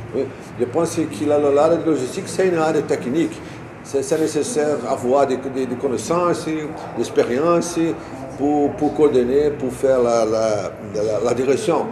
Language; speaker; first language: French; non-native, fluent; Portuguese